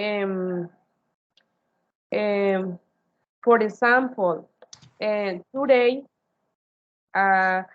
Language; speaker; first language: English; non-native, learner; Spanish